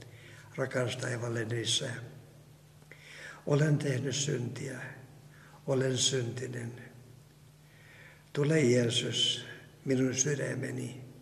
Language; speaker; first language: Finnish; non-native, fluent; Russian